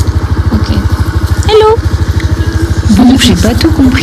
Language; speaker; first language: French; native; French